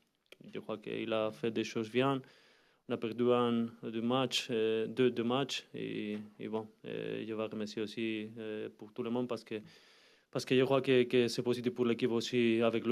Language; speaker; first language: French; non-native, learner; Spanish